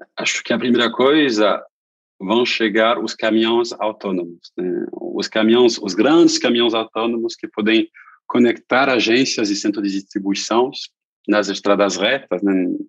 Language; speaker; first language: Portuguese; non-native, fluent; French